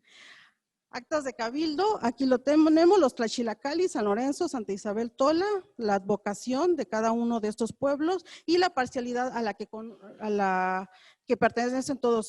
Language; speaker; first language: Spanish; native; Spanish